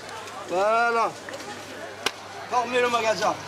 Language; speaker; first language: French; non-native, learner; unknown